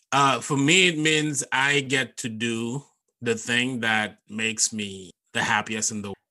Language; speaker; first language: English; non-native, fluent; Haitian Creole